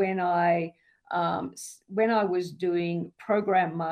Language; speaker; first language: English; native; English